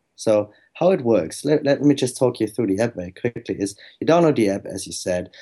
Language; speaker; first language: English; non-native, fluent; German